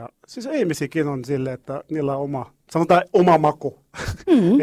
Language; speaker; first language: Finnish; non-native, learner; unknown